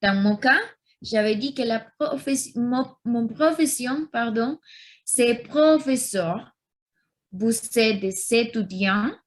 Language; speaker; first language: French; non-native, learner; Spanish